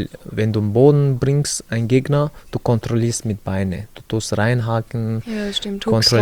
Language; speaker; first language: German; non-native, learner; Chechen